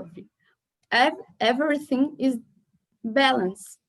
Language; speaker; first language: English; non-native, learner; Portuguese